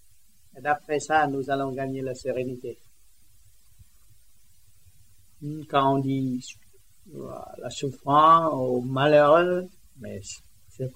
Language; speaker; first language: French; non-native, learner; Vietnamese